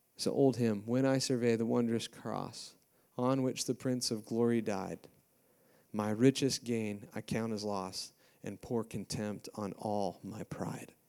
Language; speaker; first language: English; native; English